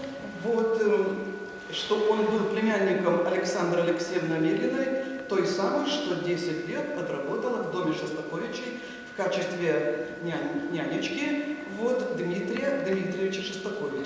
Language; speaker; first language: Russian; native; Russian